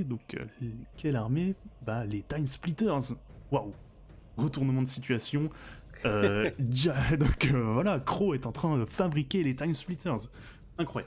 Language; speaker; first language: French; native; French